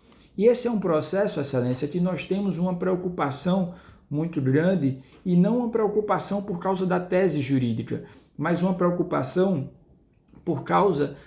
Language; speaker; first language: Portuguese; native; Portuguese